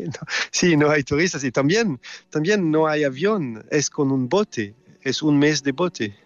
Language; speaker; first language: Spanish; non-native, learner; French